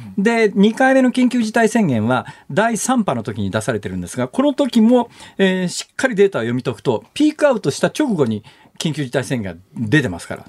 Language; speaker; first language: Japanese; native; Japanese